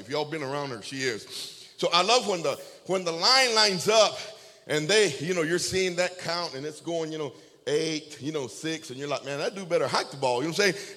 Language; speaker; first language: English; early bilingual, other home language; Spanish